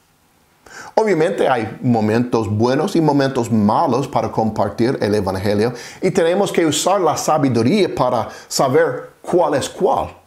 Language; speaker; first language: Spanish; non-native, fluent; English